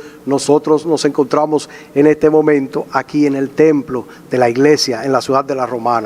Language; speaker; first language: Spanish; native; Spanish